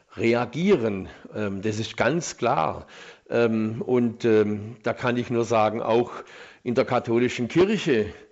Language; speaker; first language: German; native; German